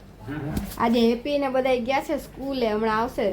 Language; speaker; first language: Gujarati; native; Gujarati